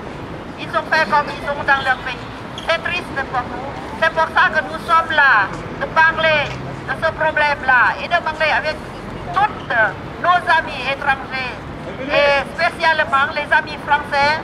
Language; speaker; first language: French; non-native, fluent; Lao